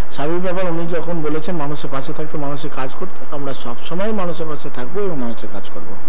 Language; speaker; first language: Bangla; native; Bangla